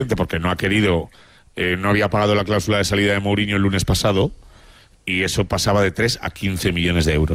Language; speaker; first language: Spanish; native; Spanish